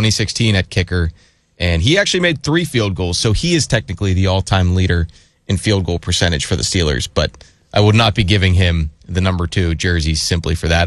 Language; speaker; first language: English; native; English